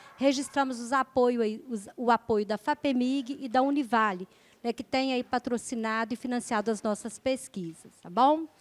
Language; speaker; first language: Portuguese; native; Portuguese